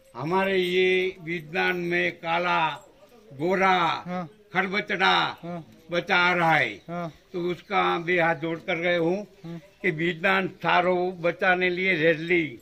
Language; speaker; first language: Hindi; non-native, local second language; Gujarati